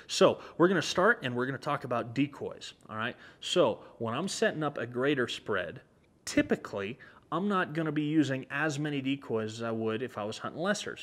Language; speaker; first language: English; native; English